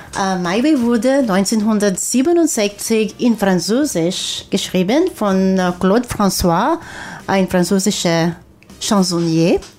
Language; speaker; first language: German; non-native, fluent; Hungarian